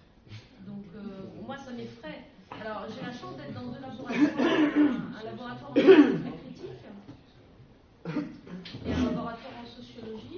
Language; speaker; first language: French; native; French